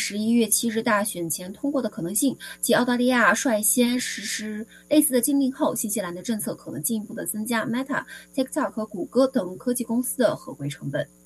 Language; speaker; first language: Chinese; native; Chinese